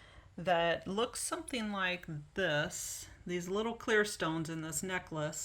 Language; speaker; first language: English; native; English